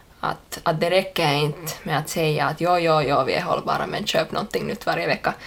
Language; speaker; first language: Swedish; native; Swedish